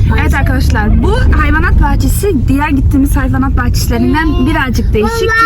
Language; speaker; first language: Turkish; early bilingual, heritage; Turkish